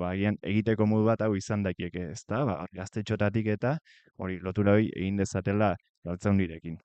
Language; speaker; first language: Basque; native; Basque